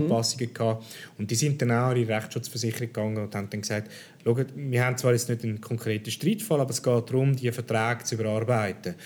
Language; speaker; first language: German; native; German